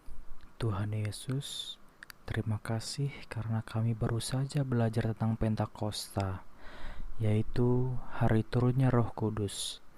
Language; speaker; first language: Indonesian; native; Indonesian